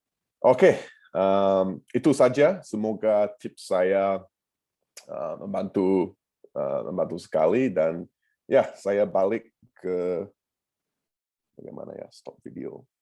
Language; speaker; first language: Indonesian; non-native, fluent; English